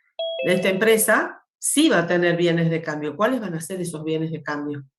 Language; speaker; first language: Spanish; native; Spanish